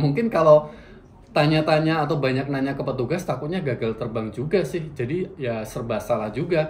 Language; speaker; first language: Indonesian; native; Indonesian